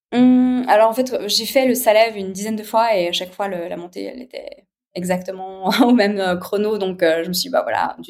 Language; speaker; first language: French; native; French